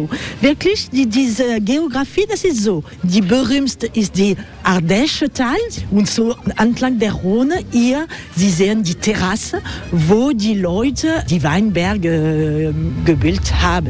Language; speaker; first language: German; non-native, fluent; French